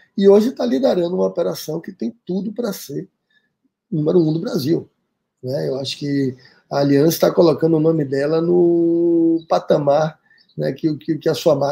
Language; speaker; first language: Portuguese; native; Portuguese